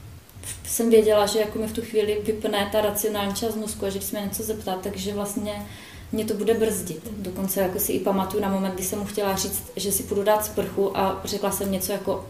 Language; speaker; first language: Czech; native; Czech